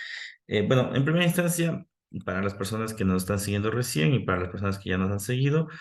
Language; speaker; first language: Spanish; native; Spanish